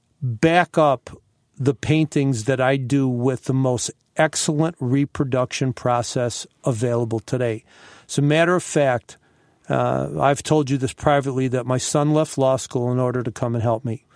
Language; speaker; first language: English; native; English